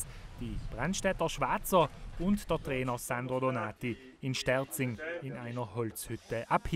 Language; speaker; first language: German; native; German